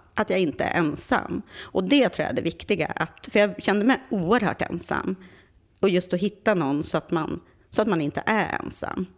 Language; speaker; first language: Swedish; native; Swedish